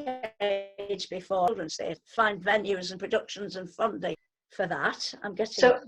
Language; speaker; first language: English; native; English